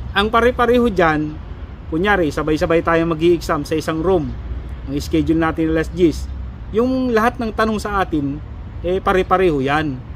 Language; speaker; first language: Filipino; native; Filipino